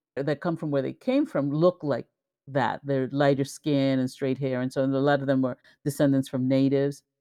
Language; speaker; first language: English; early bilingual, other home language; Spanish